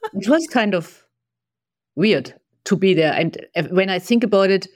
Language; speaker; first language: English; non-native, fluent; German